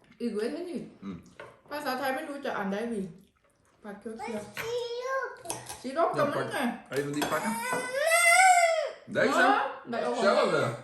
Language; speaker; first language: Dutch; non-native, learner; Thai